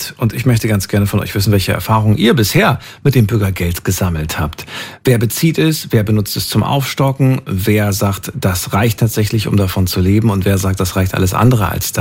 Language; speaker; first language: German; native; German